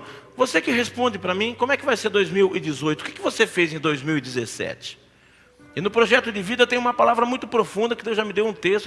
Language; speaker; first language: Portuguese; native; Portuguese